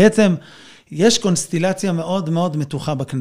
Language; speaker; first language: Hebrew; native; Hebrew